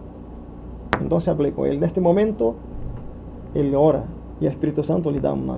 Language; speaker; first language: Spanish; non-native, fluent; Portuguese